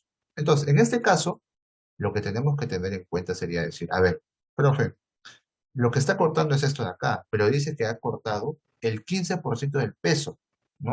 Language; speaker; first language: Spanish; native; Spanish